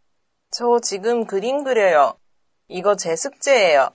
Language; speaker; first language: Korean; non-native, learner; Japanese